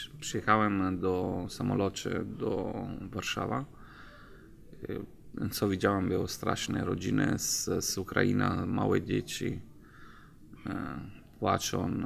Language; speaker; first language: Polish; non-native, learner; Italian